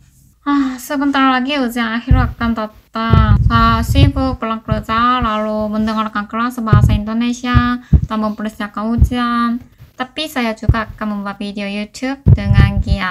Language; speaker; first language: Indonesian; non-native, fluent; Korean